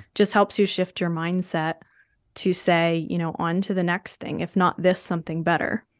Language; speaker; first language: English; native; English